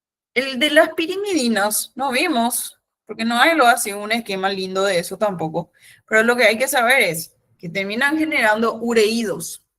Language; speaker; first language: Spanish; native; Spanish